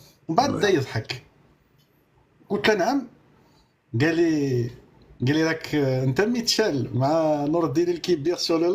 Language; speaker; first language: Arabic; native; Arabic